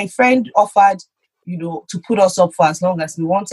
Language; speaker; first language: English; non-native, local second language; Yoruba